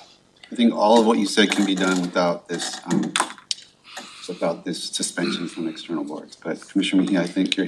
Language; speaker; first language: English; native; English